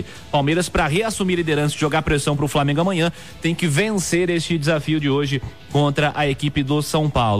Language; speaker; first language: Portuguese; native; Portuguese